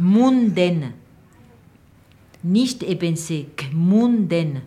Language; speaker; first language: German; non-native, learner; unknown